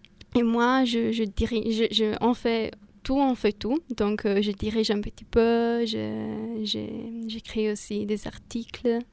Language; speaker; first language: French; non-native, fluent; Italian